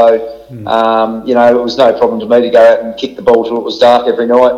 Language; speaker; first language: English; native; English